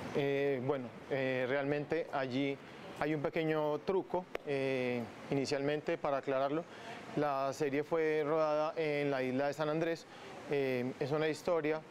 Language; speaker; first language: Spanish; non-native, local second language; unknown